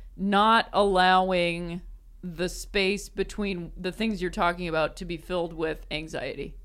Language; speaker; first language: English; native; English